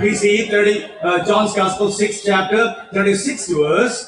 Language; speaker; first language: English; non-native, local second language; Telugu